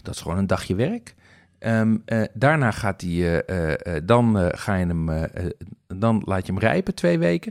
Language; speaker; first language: Dutch; native; Dutch